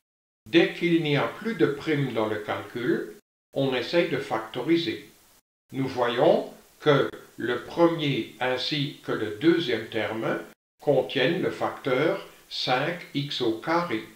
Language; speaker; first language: French; native; French